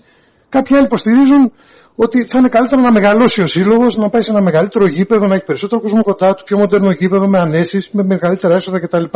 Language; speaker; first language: Greek; native; Greek